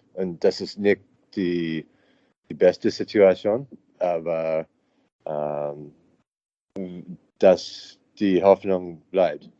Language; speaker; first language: German; non-native, learner; English